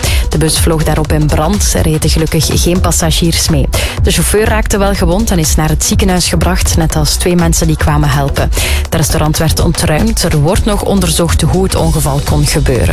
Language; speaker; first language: Dutch; native; Dutch